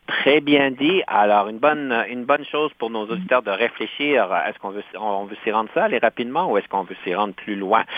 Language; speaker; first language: French; native; French